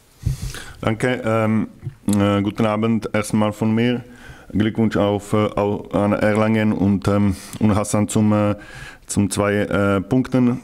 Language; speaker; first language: German; non-native, fluent; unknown